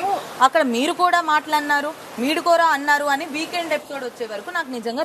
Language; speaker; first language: Telugu; native; Telugu